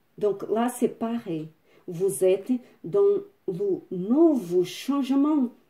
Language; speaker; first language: French; non-native, fluent; Portuguese